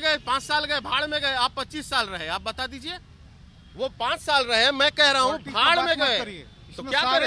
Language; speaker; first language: Hindi; native; Hindi